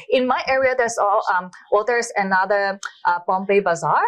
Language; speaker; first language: English; non-native, local second language; Cantonese